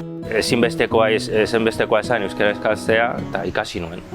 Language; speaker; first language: Basque; early bilingual, other home language; Chinese